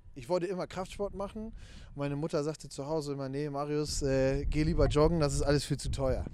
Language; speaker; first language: German; native; German